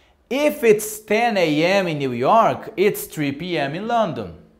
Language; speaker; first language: English; non-native, fluent; Portuguese